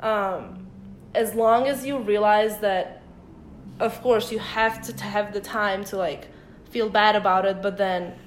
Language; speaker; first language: English; early bilingual, other home language; Bosnian